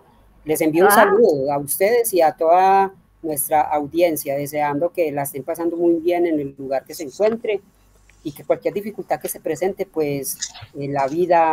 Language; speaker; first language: Spanish; native; Spanish